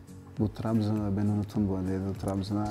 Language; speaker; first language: Turkish; non-native, learner; Portuguese